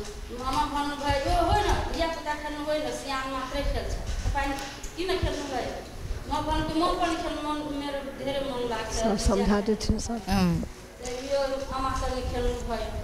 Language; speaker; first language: Nepali; non-native, local second language; Maithili